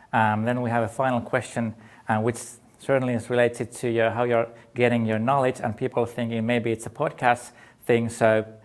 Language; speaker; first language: English; non-native, fluent; Finnish